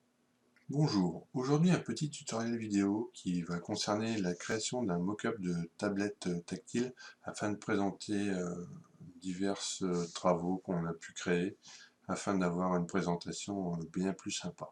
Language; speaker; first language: French; native; French